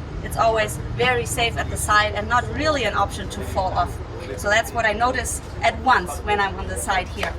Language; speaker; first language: English; non-native, fluent; German